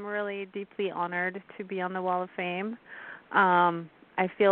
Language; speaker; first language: English; non-native, fluent; French